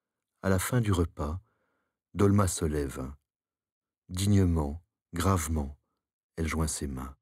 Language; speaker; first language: French; native; French